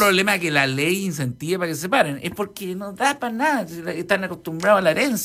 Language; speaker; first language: Spanish; native; Spanish